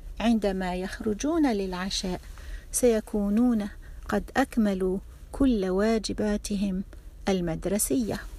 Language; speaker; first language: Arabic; non-native, fluent; English